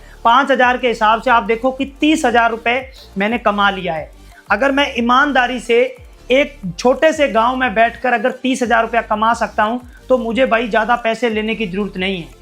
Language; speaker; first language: Hindi; native; Hindi